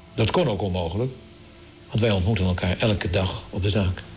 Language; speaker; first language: Dutch; native; Dutch